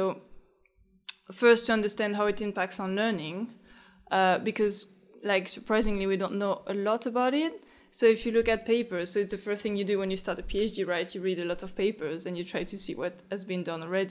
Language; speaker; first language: English; non-native, fluent; French